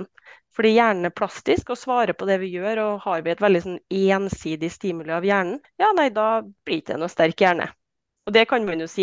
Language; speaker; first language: Norwegian; native; Norwegian